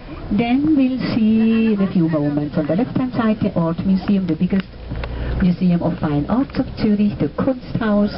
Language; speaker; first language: English; non-native, fluent; German